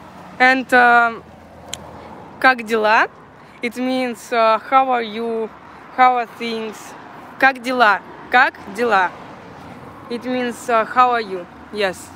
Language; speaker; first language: English; non-native, learner; Russian